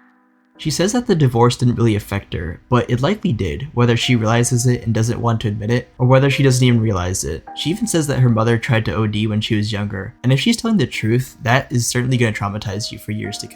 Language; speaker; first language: English; native; English